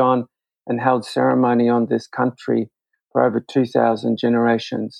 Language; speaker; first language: English; native; English